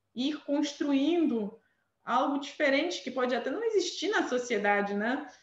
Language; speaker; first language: Portuguese; non-native, fluent; Armenian